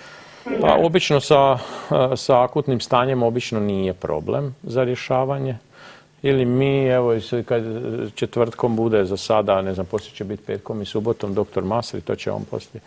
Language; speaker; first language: Croatian; native; Croatian